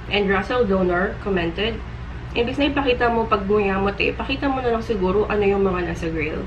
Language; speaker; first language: English; non-native, local second language; Filipino